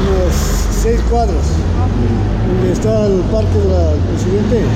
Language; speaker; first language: Spanish; native; Spanish